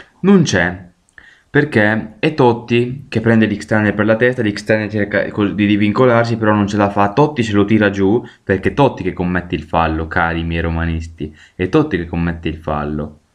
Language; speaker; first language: Italian; native; Italian